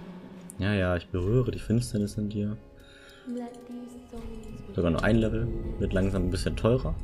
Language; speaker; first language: German; native; German